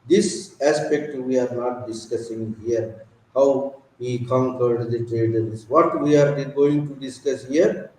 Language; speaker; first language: English; non-native, local second language; Telugu